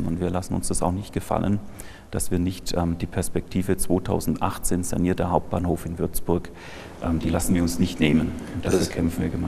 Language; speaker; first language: German; native; German